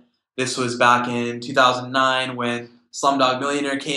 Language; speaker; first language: English; native; English